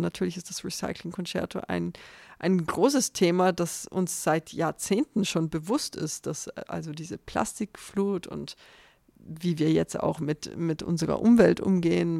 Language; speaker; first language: German; native; German